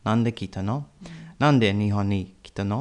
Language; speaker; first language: Japanese; non-native, fluent; English